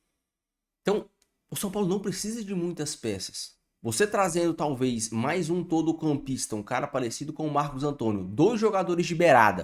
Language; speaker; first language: Portuguese; native; Portuguese